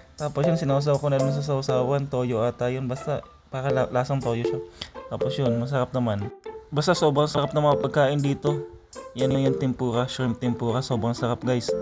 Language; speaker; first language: Filipino; native; Filipino